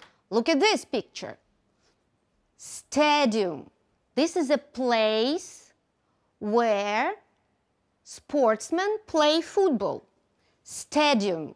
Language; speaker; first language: English; non-native, fluent; Ukrainian